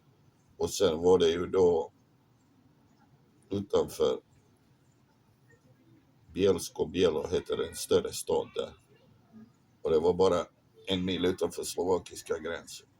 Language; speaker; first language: Swedish; non-native, fluent; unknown